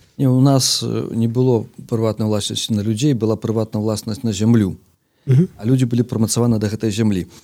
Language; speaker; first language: Belarusian; native; Belarusian